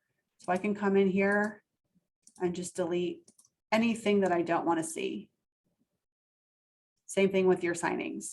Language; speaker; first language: English; native; English